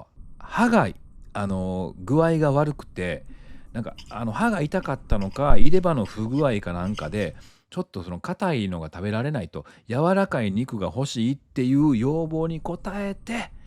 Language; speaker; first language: Japanese; native; Japanese